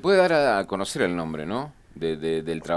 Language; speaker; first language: Spanish; native; Spanish